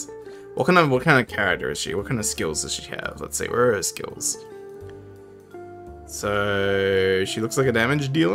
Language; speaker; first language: English; native; English